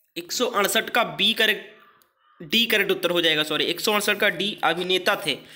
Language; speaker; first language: Hindi; native; Hindi